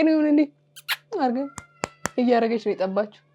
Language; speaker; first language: Amharic; native; Amharic